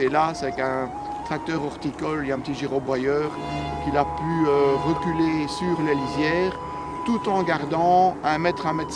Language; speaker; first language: French; native; French